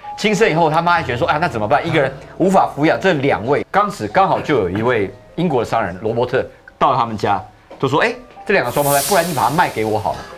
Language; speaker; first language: Chinese; native; Chinese